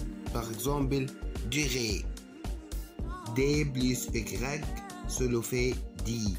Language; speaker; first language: French; non-native, fluent; Arabic